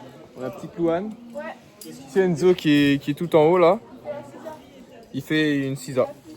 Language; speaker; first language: French; native; French